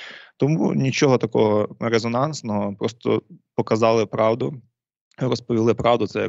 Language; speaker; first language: Ukrainian; native; Ukrainian